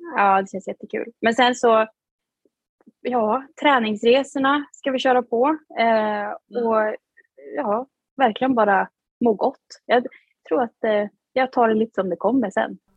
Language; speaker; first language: Swedish; native; Swedish